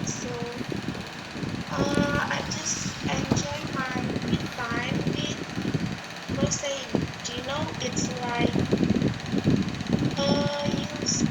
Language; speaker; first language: English; non-native, learner; Indonesian